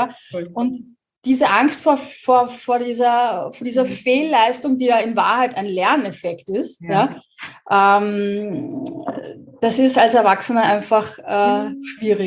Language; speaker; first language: German; native; German